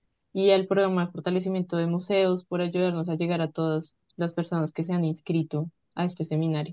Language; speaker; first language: Spanish; native; Spanish